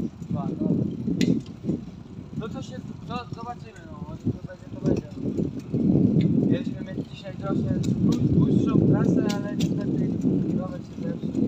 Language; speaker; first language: Polish; native; Polish